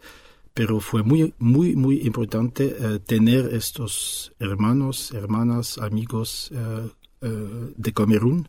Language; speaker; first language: Spanish; non-native, fluent; French